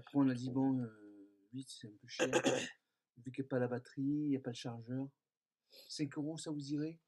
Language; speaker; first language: French; native; French